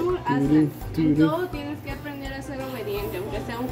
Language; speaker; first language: Spanish; native; Spanish